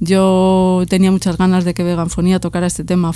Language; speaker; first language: Spanish; native; Spanish